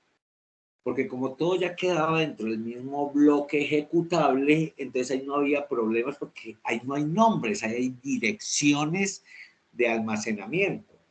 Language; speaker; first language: Spanish; native; Spanish